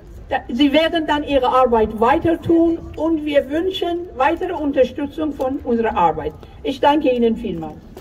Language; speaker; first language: German; non-native, fluent; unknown